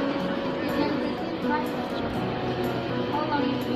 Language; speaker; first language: English; non-native, learner; Indonesian